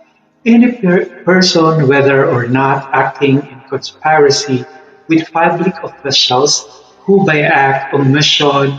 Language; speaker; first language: English; non-native, local second language; Filipino